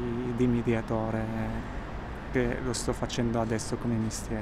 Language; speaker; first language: Italian; non-native, fluent; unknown